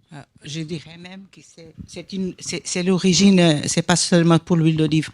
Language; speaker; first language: French; non-native, fluent; Portuguese